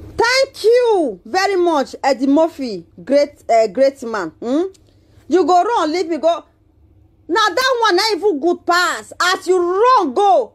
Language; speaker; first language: Nigerian Pidgin; non-native, local second language; Bini